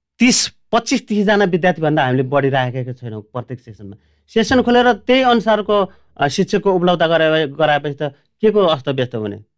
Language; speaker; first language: Nepali; native; Nepali